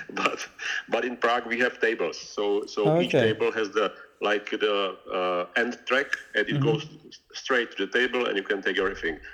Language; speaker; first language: English; non-native, learner; Czech